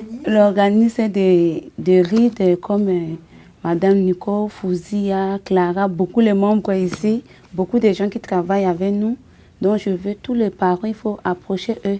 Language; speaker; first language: French; non-native, learner; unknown